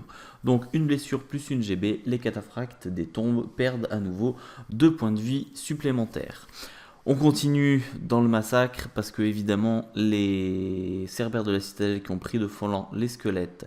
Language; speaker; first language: French; native; French